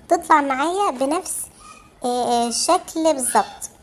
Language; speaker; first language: Arabic; native; Arabic